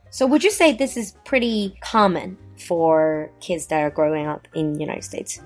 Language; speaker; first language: English; non-native, fluent; Chinese